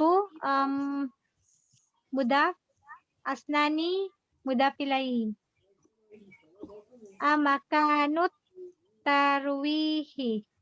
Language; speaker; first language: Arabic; non-native, learner; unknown